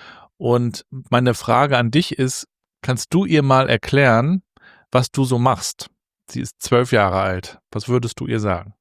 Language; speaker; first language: German; native; German